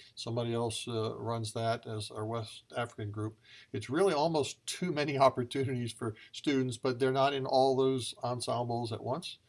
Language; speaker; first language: English; native; English